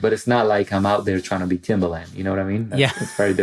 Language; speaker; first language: English; non-native, fluent; Italian